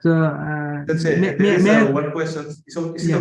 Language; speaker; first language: English; non-native, fluent; Indonesian